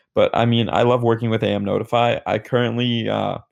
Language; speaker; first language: English; native; English